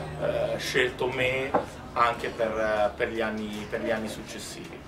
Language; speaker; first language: Italian; native; Italian